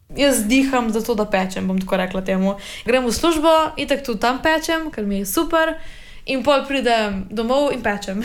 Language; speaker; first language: Slovenian; native; Slovenian